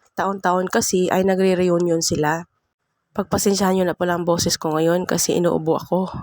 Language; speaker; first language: Filipino; non-native, local second language; Cebuano